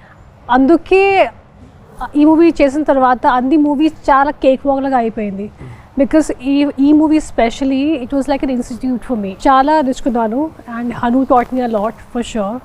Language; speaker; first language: Telugu; non-native, fluent; Hindi